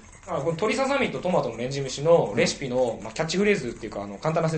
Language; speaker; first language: Japanese; native; Japanese